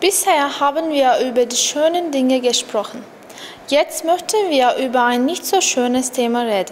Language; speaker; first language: German; non-native, learner; Turkish